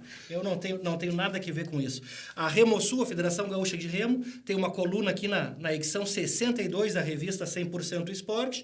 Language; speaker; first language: Portuguese; native; Portuguese